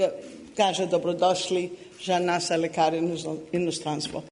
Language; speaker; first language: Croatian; non-native, learner; English